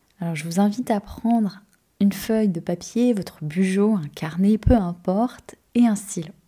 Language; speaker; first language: French; native; French